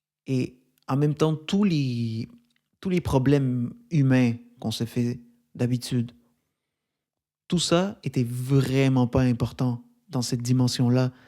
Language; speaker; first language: French; native; French